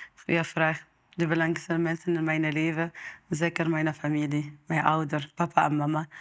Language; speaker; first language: Dutch; non-native, learner; Arabic